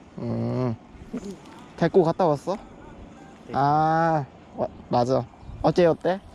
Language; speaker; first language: Korean; non-native, learner; Thai